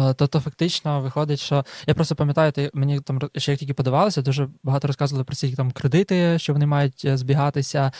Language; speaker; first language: Ukrainian; native; Ukrainian